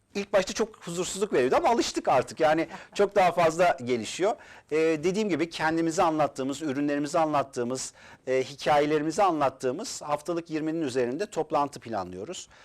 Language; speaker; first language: Turkish; native; Turkish